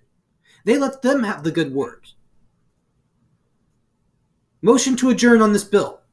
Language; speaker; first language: English; native; English